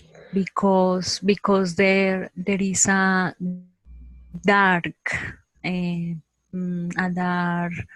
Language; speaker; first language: English; non-native, learner; Spanish